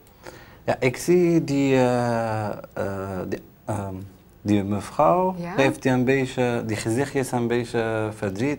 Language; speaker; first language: Dutch; non-native, learner; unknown